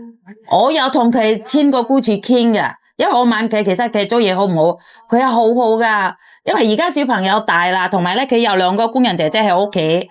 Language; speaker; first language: Cantonese; native; Cantonese